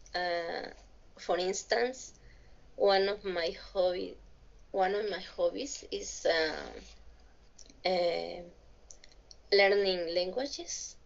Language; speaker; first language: English; non-native, learner; Spanish